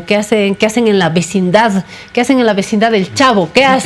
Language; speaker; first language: Spanish; native; Spanish